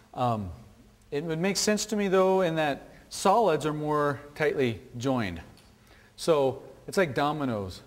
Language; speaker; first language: English; native; English